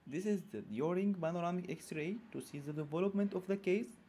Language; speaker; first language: English; non-native, fluent; Arabic